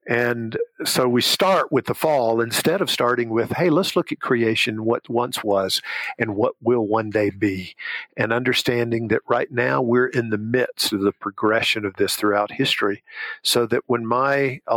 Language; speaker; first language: English; native; English